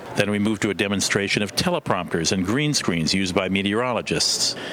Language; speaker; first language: English; non-native, fluent; Korean